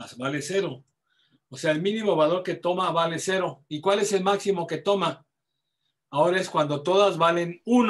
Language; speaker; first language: Spanish; native; Spanish